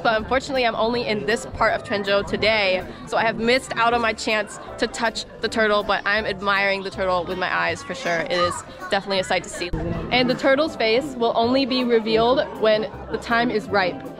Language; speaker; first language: English; native; English